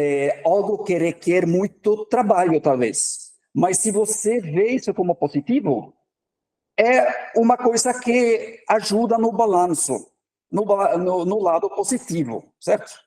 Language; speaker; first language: Portuguese; non-native, fluent; Norwegian